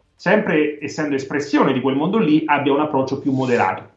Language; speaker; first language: Italian; native; Italian